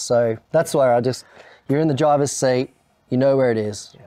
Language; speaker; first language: English; native; English